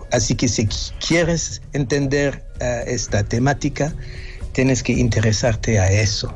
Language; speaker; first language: Spanish; non-native, fluent; French